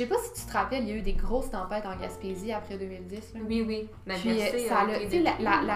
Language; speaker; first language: French; native; French